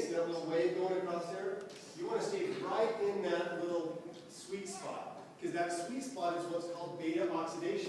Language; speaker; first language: English; native; English